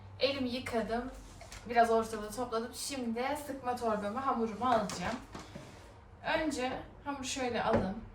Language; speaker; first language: Turkish; native; Turkish